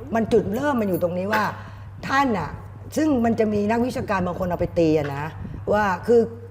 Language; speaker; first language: Thai; native; Thai